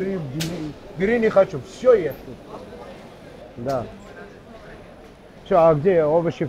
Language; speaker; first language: Russian; non-native, fluent; Armenian